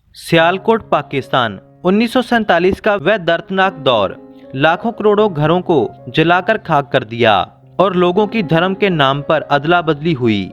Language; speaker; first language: Hindi; native; Hindi